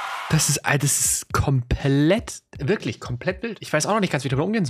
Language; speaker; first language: German; native; German